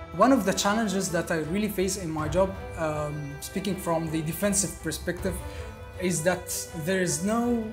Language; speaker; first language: English; early bilingual, other home language; Arabic